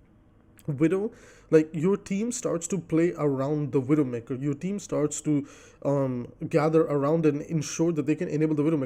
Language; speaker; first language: English; native; English